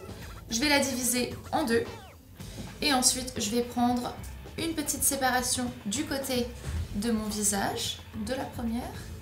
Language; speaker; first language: French; native; French